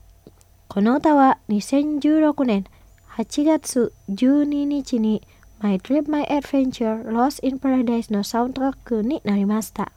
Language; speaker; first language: Japanese; non-native, fluent; Indonesian